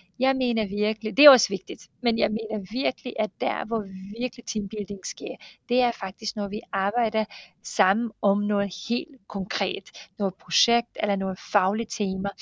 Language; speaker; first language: Danish; non-native, fluent; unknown